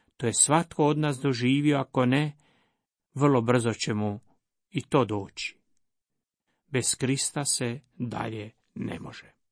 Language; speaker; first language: Croatian; native; Croatian